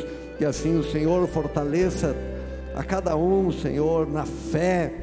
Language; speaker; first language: Portuguese; native; Portuguese